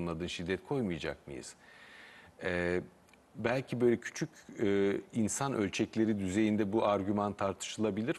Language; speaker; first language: Turkish; native; Turkish